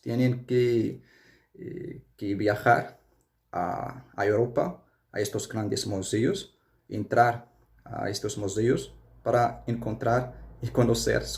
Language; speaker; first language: Spanish; non-native, fluent; Arabic